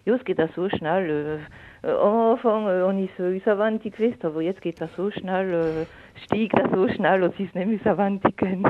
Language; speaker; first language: German; non-native, local second language; French